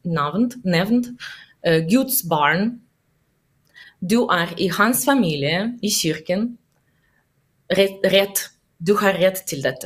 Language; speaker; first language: Norwegian; non-native, learner; Russian